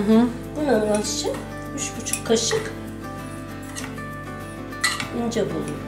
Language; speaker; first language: Turkish; native; Turkish